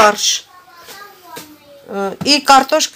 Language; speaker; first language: Russian; non-native, fluent; Armenian